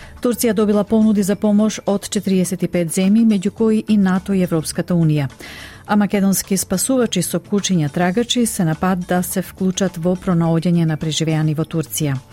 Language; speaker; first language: Macedonian; native; Macedonian